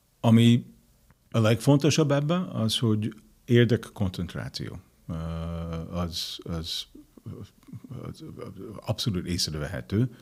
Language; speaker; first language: Hungarian; non-native, fluent; English